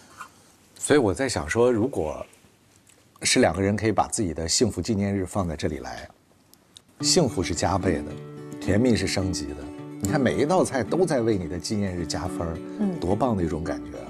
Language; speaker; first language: Chinese; native; Chinese